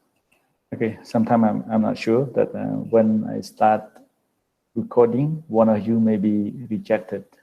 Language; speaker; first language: English; non-native, fluent; Khmer